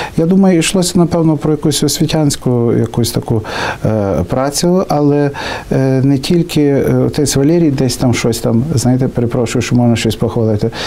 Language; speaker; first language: Ukrainian; native; Ukrainian